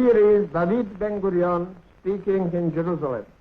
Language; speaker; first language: English; non-native, fluent; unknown